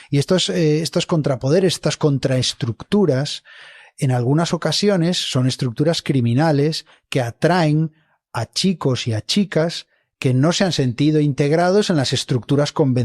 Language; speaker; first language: Spanish; native; Spanish